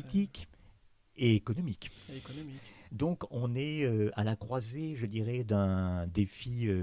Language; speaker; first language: French; native; French